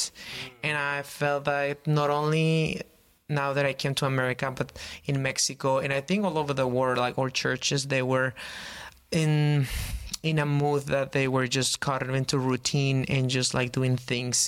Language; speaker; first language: English; non-native, fluent; Spanish